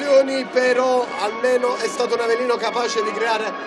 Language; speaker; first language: Italian; native; Italian